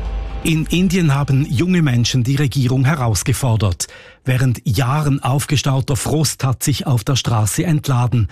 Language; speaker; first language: German; native; German